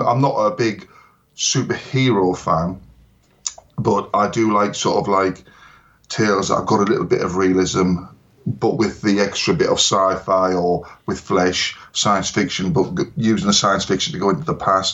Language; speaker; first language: English; native; English